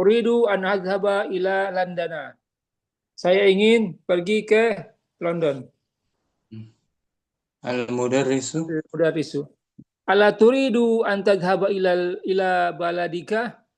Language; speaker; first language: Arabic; non-native, learner; Indonesian